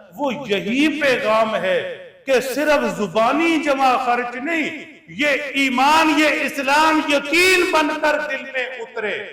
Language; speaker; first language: Urdu; non-native, local second language; Punjabi